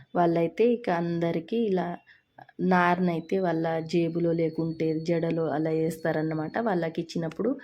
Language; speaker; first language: Telugu; non-native, local second language; Lambadi